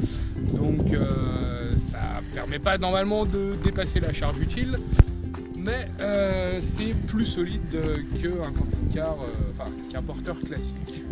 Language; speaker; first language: French; native; French